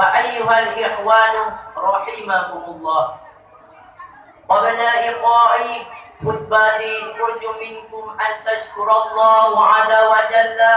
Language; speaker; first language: Arabic; non-native, learner; Achinese